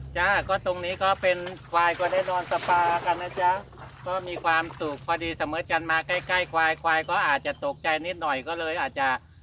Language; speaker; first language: Thai; native; Thai